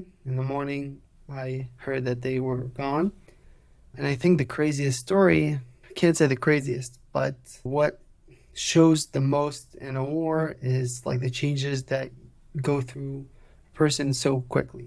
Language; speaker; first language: English; non-native, fluent; Hebrew